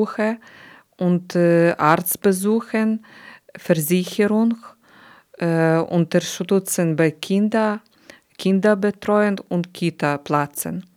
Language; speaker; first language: German; non-native, learner; Ukrainian